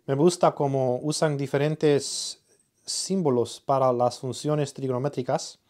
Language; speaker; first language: Spanish; early bilingual, heritage; Spanish